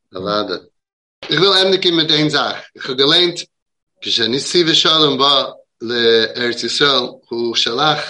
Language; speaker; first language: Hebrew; non-native, fluent; English